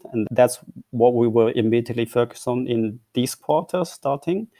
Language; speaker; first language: English; non-native, fluent; Chinese